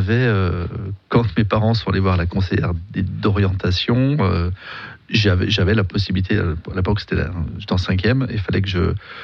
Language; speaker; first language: French; native; French